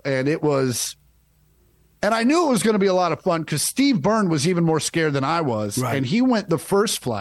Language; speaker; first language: English; native; English